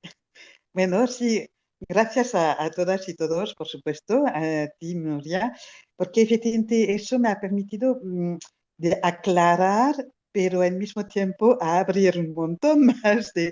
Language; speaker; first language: Spanish; non-native, fluent; French